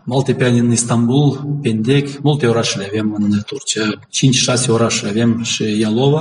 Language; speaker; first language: Romanian; non-native, local second language; Gagauz